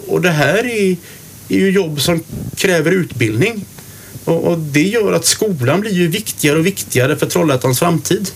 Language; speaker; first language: Swedish; native; Swedish